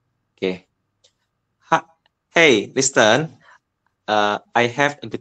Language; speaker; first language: English; non-native, learner; Indonesian